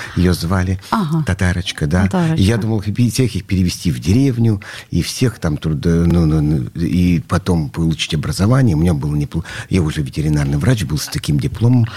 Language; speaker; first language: Russian; native; Russian